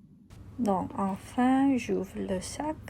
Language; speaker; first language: French; non-native, learner; English